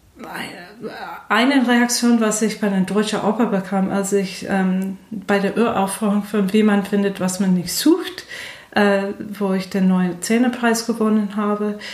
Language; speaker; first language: German; non-native, fluent; English